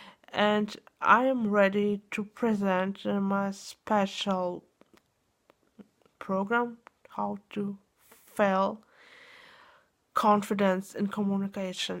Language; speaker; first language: English; non-native, learner; Russian